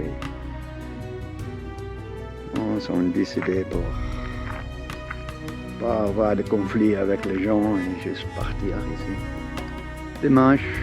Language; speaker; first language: French; non-native, learner; English